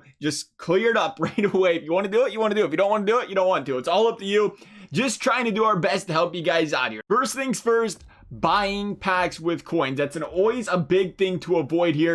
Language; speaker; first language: English; native; English